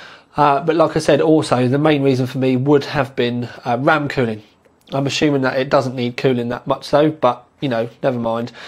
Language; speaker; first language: English; native; English